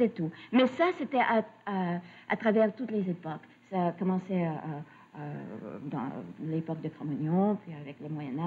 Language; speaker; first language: French; early bilingual, other home language; Russian